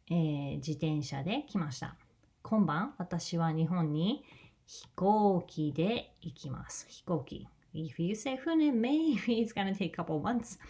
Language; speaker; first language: Japanese; non-native, fluent; English